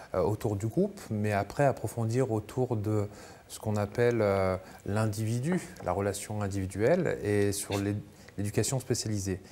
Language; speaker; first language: French; native; French